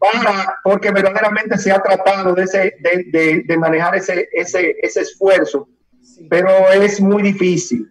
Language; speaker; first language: Spanish; native; Spanish